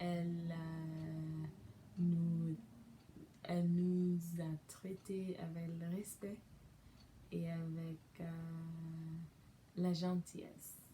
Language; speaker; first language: French; non-native, learner; English